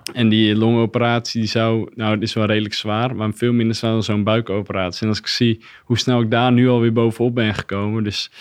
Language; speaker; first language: Dutch; native; Dutch